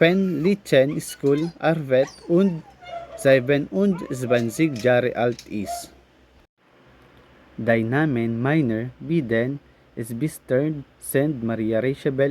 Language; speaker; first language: German; non-native, learner; Filipino